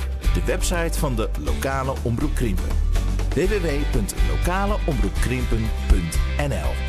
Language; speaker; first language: Dutch; native; Dutch